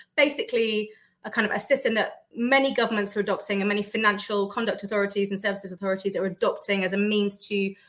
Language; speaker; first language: English; native; English